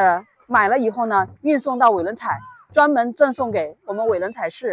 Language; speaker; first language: Chinese; native; Chinese